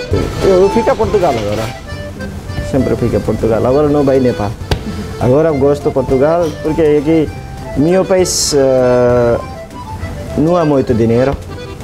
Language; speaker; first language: Portuguese; non-native, learner; Nepali